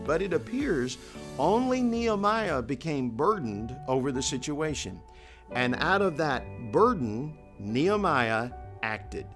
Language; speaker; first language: English; native; English